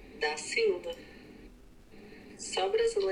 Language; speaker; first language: Portuguese; early bilingual, heritage; Portuguese